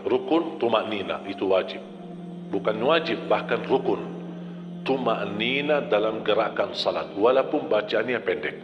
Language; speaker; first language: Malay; non-native, fluent; Arabic